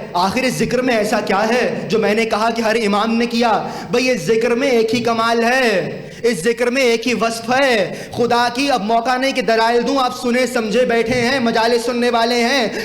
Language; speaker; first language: Urdu; native; Urdu